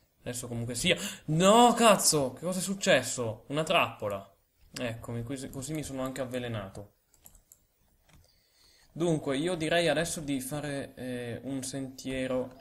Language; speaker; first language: Italian; native; Italian